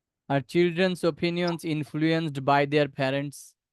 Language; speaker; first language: English; non-native, local second language; Bangla